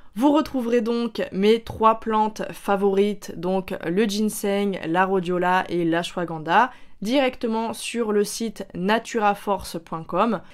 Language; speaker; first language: French; native; French